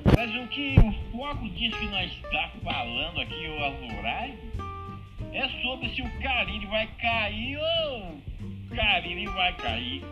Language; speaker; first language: Portuguese; native; Portuguese